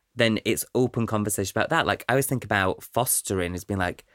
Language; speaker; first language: English; native; English